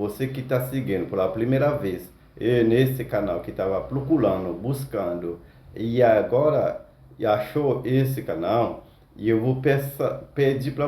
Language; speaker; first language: Portuguese; non-native, fluent; Haitian Creole